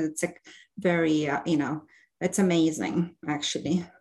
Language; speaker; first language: English; non-native, fluent; Bulgarian